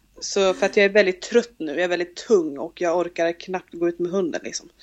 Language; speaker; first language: Swedish; native; Swedish